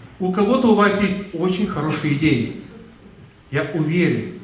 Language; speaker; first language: Russian; non-native, fluent; Lithuanian